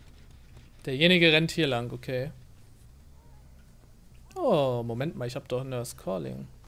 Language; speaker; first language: German; native; German